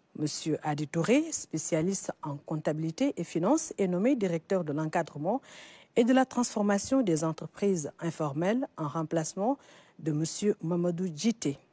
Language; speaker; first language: French; non-native, local second language; Wolof